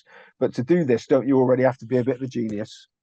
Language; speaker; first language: English; native; English